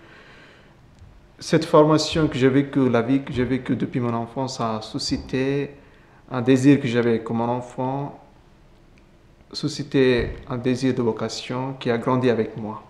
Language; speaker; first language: French; non-native, fluent; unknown